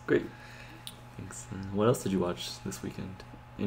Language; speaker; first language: English; native; English